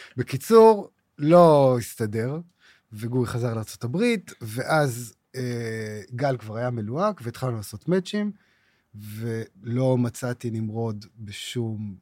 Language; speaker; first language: Hebrew; native; Hebrew